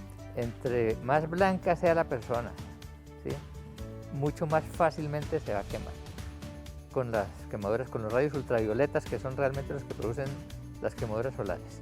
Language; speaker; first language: Spanish; native; Spanish